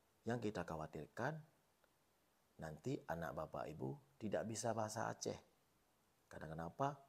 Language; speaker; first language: Indonesian; non-native, local second language; Achinese